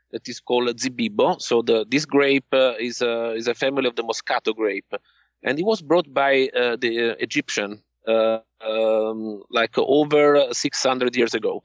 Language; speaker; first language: English; non-native, fluent; Italian